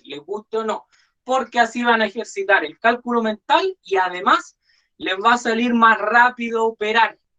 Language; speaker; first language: Spanish; native; Spanish